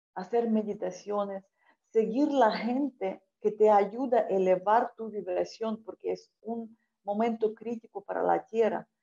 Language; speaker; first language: Spanish; non-native, fluent; Ukrainian